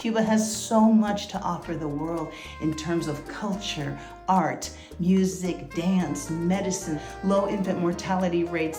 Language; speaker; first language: English; early bilingual, other home language; Spanish